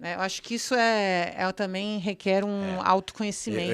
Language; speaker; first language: Portuguese; native; Portuguese